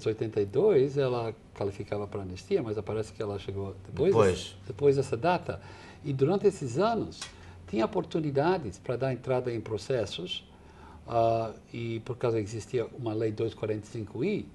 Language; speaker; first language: Portuguese; non-native, fluent; English